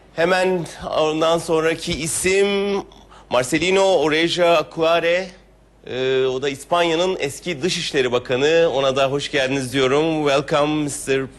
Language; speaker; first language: Turkish; native; Turkish